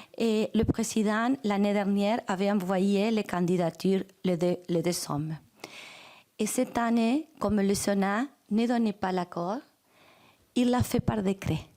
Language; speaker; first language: French; non-native, fluent; Spanish